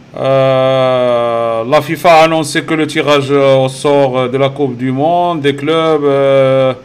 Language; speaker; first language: French; non-native, local second language; Arabic